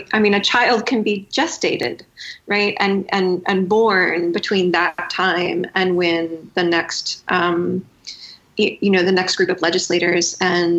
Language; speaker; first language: English; native; English